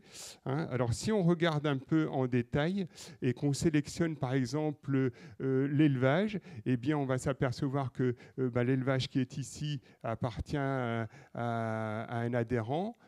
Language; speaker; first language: French; native; French